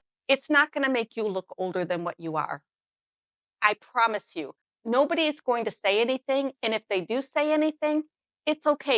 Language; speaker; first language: English; native; English